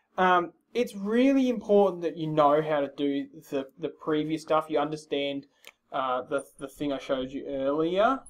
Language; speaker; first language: English; native; English